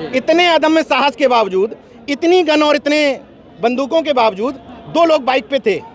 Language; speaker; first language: Hindi; native; Hindi